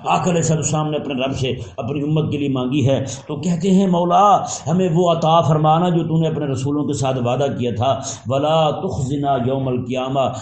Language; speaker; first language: Urdu; non-native, local second language; Punjabi